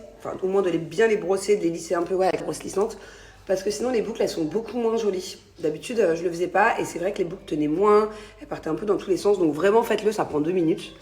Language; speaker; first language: French; native; French